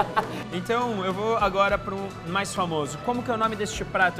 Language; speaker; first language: Portuguese; native; Portuguese